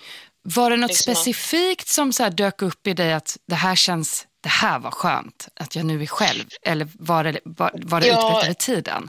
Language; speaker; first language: Swedish; native; Swedish